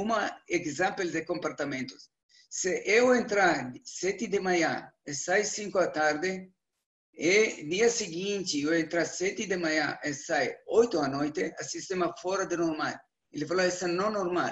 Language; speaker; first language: Portuguese; non-native, learner; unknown